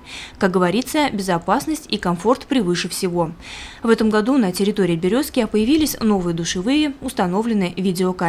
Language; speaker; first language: Russian; native; Russian